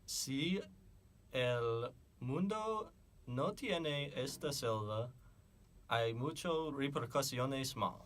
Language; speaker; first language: Spanish; non-native, learner; English